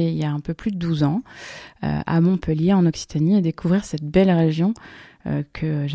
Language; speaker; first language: French; native; French